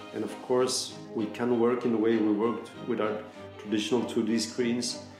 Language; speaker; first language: English; non-native, fluent; Dutch